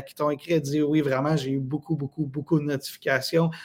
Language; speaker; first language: French; native; French